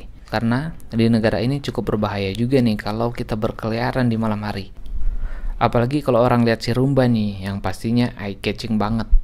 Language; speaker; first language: Indonesian; native; Indonesian